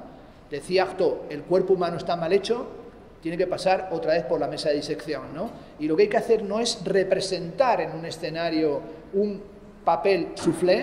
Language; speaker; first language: Spanish; native; Spanish